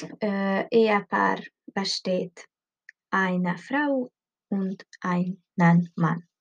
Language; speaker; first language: German; non-native, learner; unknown